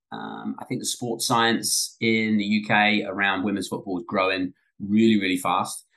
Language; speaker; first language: English; native; English